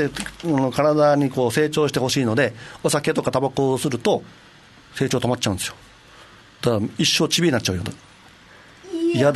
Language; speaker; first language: Japanese; native; Japanese